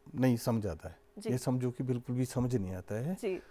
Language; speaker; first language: Hindi; native; Hindi